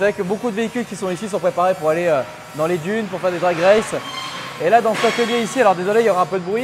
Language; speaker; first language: French; native; French